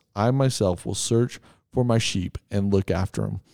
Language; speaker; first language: English; native; English